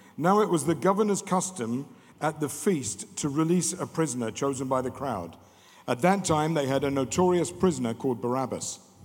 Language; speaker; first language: English; native; English